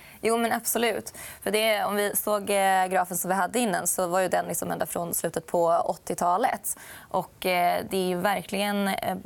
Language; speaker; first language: Swedish; native; Swedish